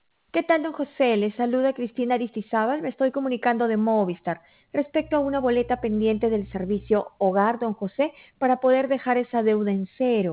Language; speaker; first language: Spanish; native; Spanish